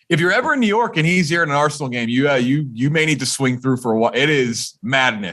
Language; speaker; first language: English; native; English